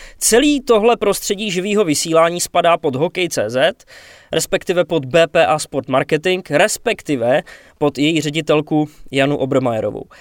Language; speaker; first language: Czech; native; Czech